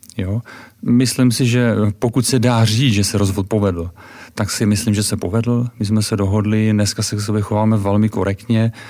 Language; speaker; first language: Czech; native; Czech